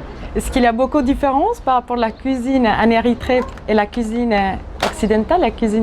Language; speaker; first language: French; native; French